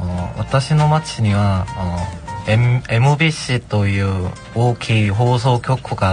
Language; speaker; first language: Japanese; non-native, learner; Korean